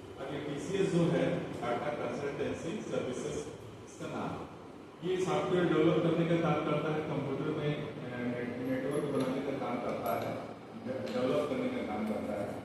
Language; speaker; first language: Hindi; native; Hindi